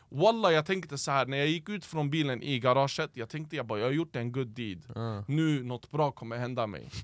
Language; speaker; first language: Swedish; early bilingual, other home language; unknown